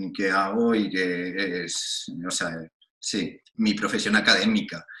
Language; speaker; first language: Spanish; non-native, fluent; French